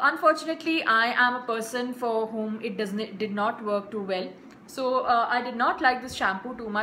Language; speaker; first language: English; non-native, local second language; Hindi